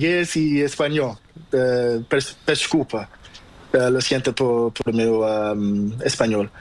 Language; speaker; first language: Spanish; non-native, learner; Portuguese